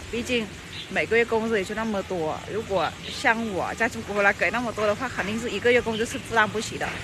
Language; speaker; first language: Chinese; non-native, fluent; Vietnamese